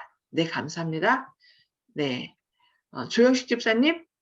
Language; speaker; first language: Korean; native; Korean